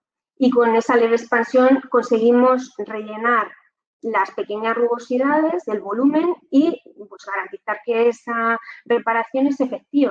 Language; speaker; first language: Spanish; native; Spanish